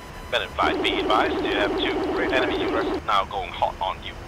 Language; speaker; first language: English; non-native, fluent; Swedish